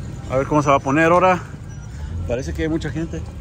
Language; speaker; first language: Spanish; early bilingual, heritage; Spanish